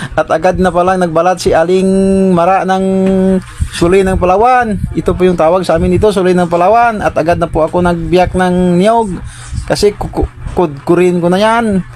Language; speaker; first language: Filipino; non-native, local second language; Cebuano